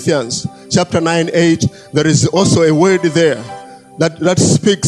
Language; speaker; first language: English; non-native, local second language; Nyanja